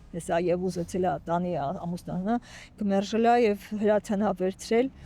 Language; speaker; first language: Armenian; native; Armenian